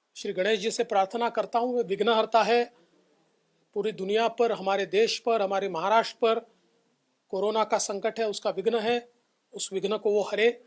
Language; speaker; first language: Hindi; non-native, local second language; Marathi